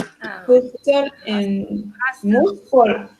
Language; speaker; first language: English; non-native, learner; Spanish